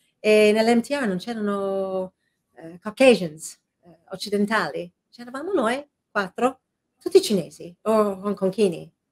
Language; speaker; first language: Italian; non-native, fluent; English